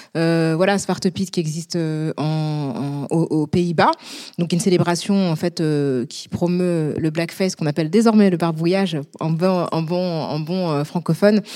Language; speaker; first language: French; native; French